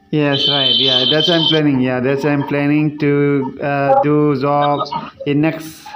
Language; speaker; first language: English; non-native, local second language; Assamese